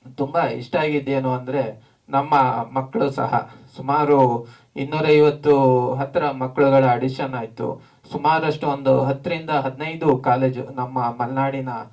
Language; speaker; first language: Kannada; native; Kannada